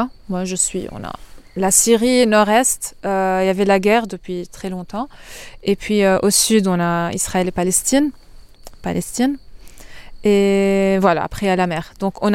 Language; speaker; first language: French; non-native, local second language; Arabic